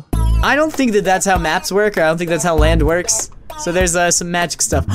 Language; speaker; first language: English; native; English